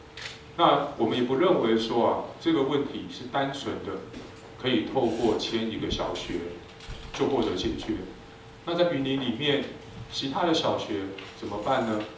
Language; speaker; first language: Chinese; native; Chinese